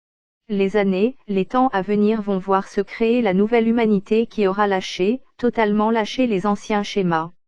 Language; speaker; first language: French; native; French